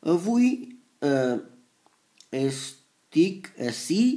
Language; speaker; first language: Catalan; non-native, learner; Spanish